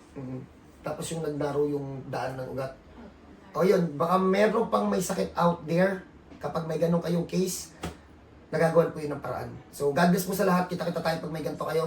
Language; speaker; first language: Filipino; native; Filipino